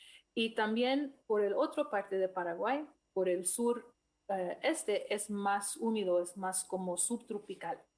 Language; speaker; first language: Spanish; non-native, fluent; English